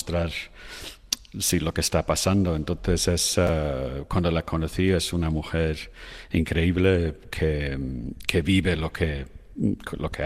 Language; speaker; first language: Spanish; non-native, fluent; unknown